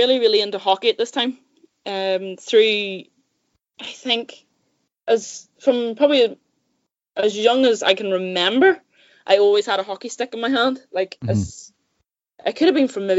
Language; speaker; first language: English; native; English